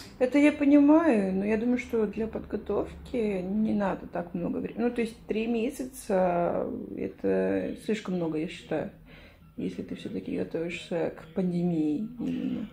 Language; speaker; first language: Russian; non-native, fluent; Spanish